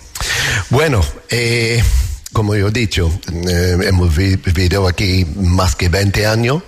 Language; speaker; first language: Spanish; non-native, learner; English